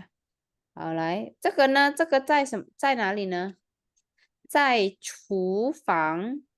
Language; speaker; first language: Chinese; non-native, fluent; Indonesian